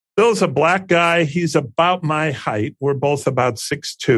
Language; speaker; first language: English; native; English